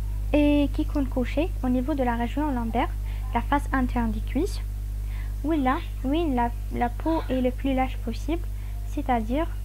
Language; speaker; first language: French; non-native, local second language; Arabic